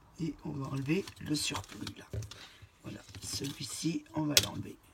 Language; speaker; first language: French; native; French